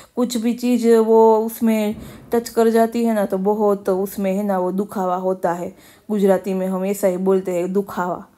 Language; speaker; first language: Hindi; non-native, local second language; Gujarati